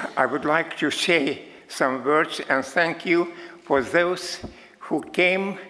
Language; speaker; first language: English; non-native, fluent; Lithuanian